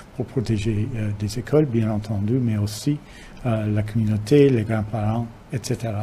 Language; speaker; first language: French; non-native, fluent; English